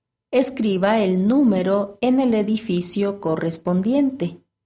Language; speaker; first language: Spanish; native; Spanish